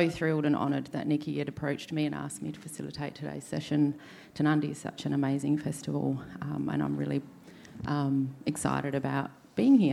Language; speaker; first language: English; native; English